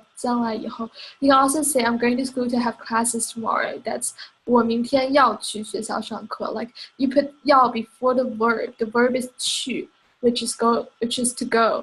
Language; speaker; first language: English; non-native, fluent; Chinese